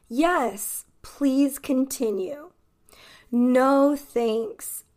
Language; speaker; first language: English; native; English